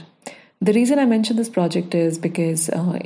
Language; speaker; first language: English; non-native, local second language; Hindi